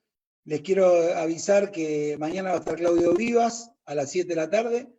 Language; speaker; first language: Spanish; native; Spanish